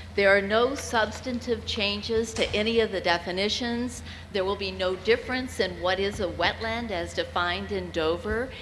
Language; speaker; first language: English; native; English